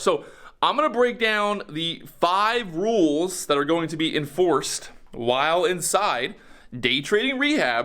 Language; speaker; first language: English; native; English